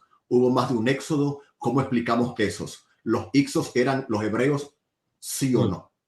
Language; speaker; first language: Spanish; native; Spanish